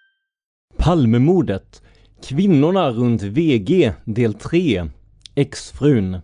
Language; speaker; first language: Swedish; native; Swedish